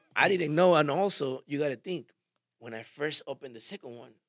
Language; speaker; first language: English; early bilingual, other home language; Spanish